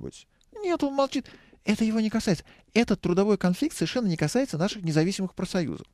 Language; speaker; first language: Russian; native; Russian